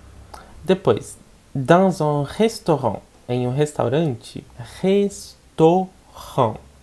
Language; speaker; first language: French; non-native, fluent; Portuguese